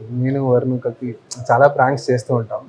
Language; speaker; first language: Telugu; non-native, fluent; Tamil